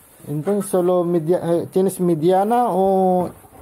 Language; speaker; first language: Spanish; non-native, learner; Filipino